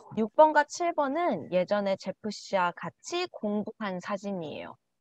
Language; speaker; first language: Korean; non-native, learner; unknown